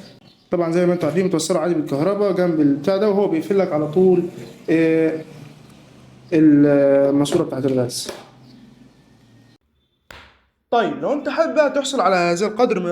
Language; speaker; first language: Arabic; native; Arabic